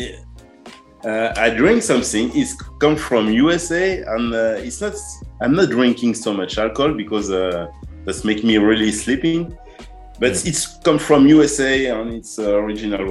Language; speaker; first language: English; non-native, learner; French